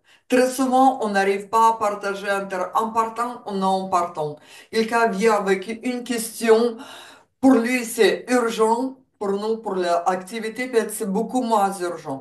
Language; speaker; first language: French; non-native, fluent; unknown